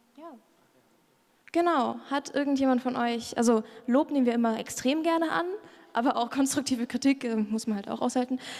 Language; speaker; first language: German; native; German